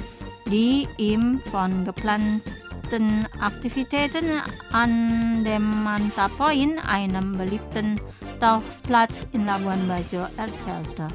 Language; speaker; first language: German; non-native, fluent; Indonesian